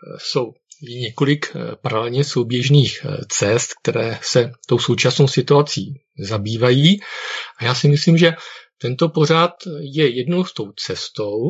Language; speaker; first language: Czech; native; Czech